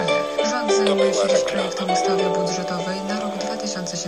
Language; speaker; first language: Polish; non-native, fluent; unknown